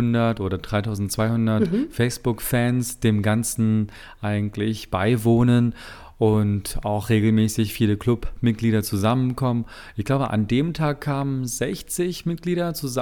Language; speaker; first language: German; native; German